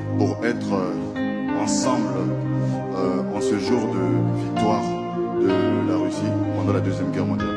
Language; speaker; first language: French; non-native, local second language; Kongo